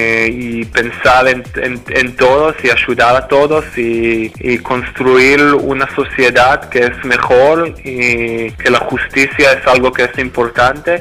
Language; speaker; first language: Spanish; non-native, fluent; Hebrew